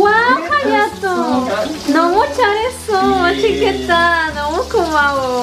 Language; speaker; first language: Korean; non-native, learner; Spanish